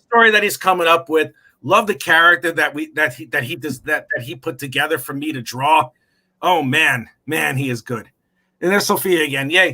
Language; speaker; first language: English; native; English